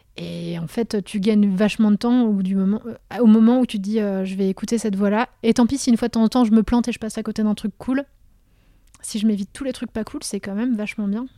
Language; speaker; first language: French; native; French